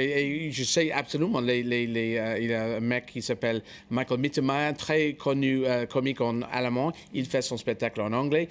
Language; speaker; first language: French; non-native, fluent; English